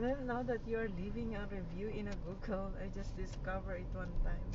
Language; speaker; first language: English; non-native, local second language; Iloko